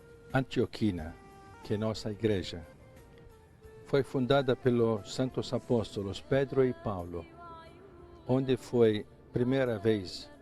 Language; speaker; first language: Portuguese; non-native, fluent; Arabic